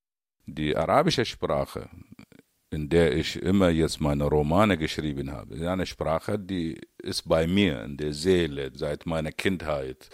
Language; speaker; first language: German; non-native, fluent; Arabic